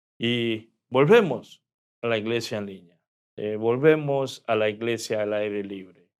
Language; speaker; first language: Spanish; early bilingual, other home language; Korean